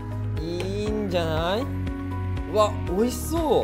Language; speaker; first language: Japanese; native; Japanese